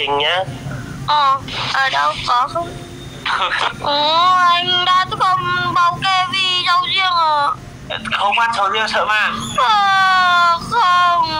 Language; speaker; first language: Vietnamese; non-native, learner; Indonesian